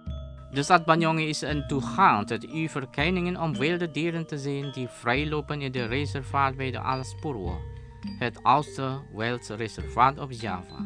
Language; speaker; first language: Dutch; non-native, fluent; Indonesian